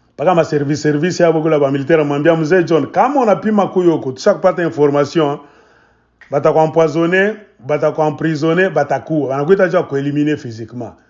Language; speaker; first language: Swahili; native; Swahili